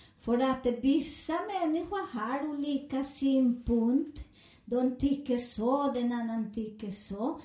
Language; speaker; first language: Swedish; non-native, fluent; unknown